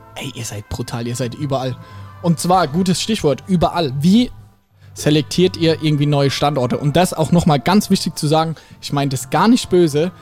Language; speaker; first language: German; native; German